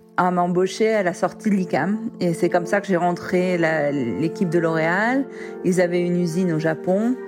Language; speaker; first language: French; native; French